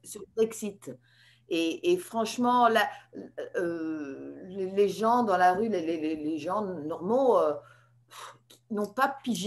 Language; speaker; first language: French; non-native, fluent; English